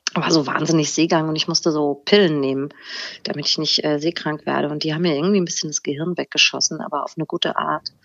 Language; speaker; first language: German; native; German